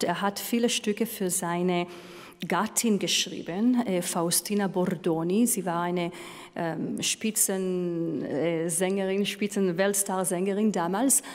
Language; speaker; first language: German; non-native, fluent; Hebrew